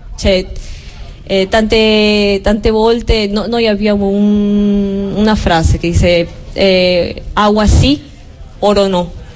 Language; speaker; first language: Italian; non-native, fluent; Spanish